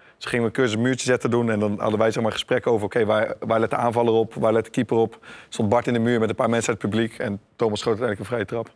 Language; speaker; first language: Dutch; native; Dutch